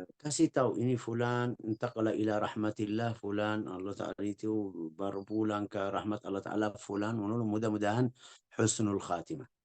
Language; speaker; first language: Indonesian; non-native, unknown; Arabic